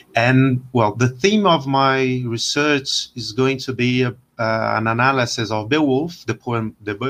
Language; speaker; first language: English; non-native, fluent; Portuguese